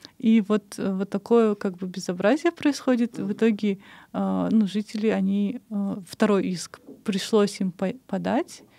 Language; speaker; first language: Russian; non-native, local second language; Kyrgyz